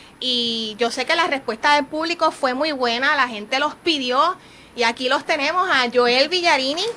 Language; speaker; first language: Spanish; native; Spanish